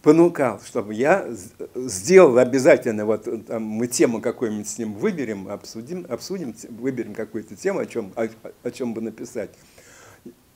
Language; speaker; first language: Russian; native; Russian